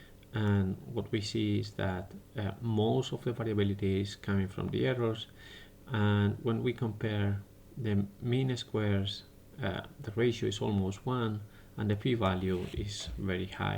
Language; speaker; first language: English; non-native, fluent; Spanish